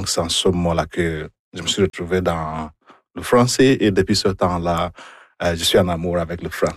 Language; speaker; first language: French; non-native, fluent; Igbo